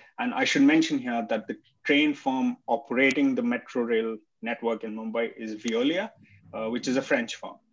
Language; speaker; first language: English; non-native, local second language; Hindi